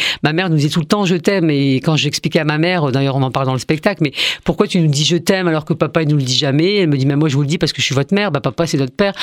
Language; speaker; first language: French; early bilingual, other home language; Arabic